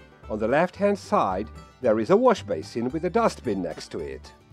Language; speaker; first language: English; non-native, fluent; Hungarian